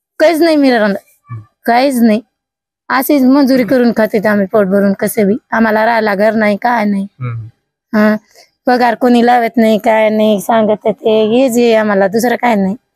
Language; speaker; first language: Marathi; non-native, local second language; Lambadi